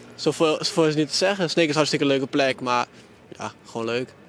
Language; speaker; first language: Dutch; native; Dutch